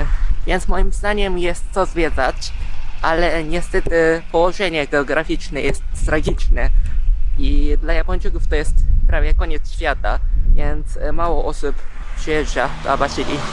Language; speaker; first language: Polish; non-native, fluent; Japanese